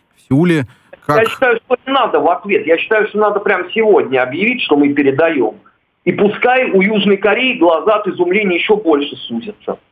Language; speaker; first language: Russian; native; Russian